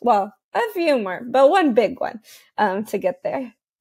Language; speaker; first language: English; early bilingual, other home language; Spanish